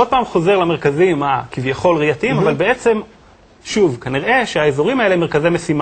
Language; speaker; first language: Hebrew; native; Hebrew